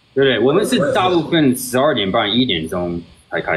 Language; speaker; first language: Chinese; early bilingual, heritage; Chinese